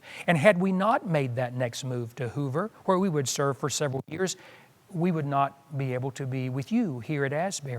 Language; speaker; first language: English; native; English